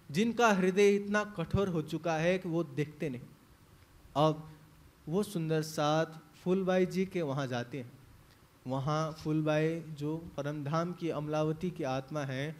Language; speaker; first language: Hindi; native; Hindi